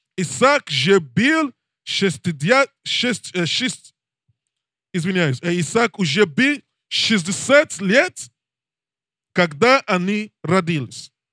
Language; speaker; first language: Russian; non-native, learner; English